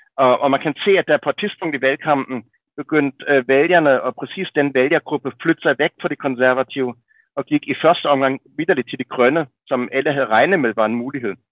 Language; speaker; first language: Danish; native; Danish